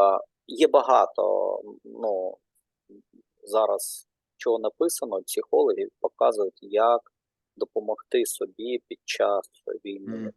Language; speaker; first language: Ukrainian; non-native, local second language; Russian